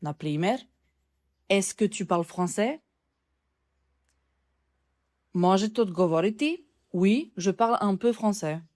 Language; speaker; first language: French; non-native, fluent; Serbian